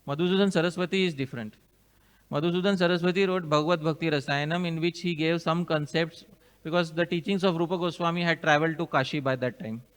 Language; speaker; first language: English; non-native, local second language; Hindi